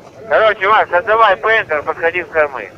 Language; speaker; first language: Russian; native; Russian